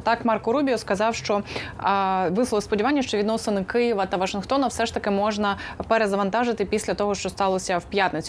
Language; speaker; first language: Ukrainian; native; Ukrainian